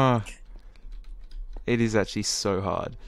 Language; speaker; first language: English; native; English